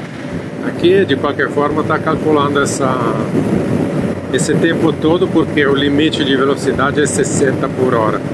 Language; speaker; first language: Portuguese; non-native, fluent; Italian